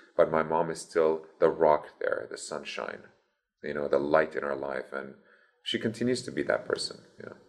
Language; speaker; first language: English; early bilingual, other home language; Persian